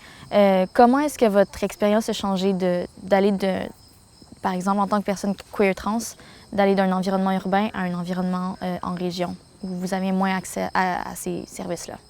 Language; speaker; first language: French; native; French